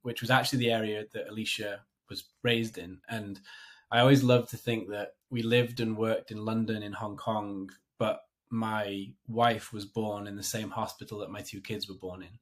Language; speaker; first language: English; native; English